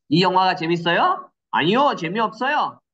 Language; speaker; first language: Korean; non-native, learner; Kyrgyz